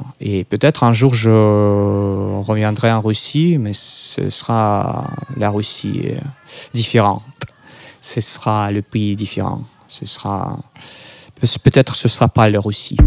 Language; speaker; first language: French; non-native, fluent; Russian